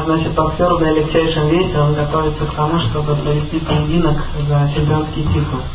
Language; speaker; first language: Russian; native; Russian